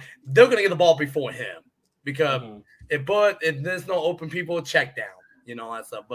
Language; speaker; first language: English; native; English